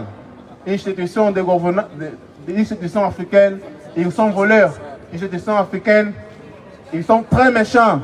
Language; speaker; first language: French; non-native, learner; Portuguese